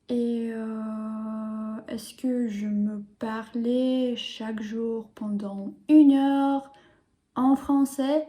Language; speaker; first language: French; non-native, learner; English